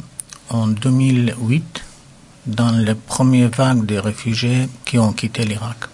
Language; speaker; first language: French; non-native, local second language; Arabic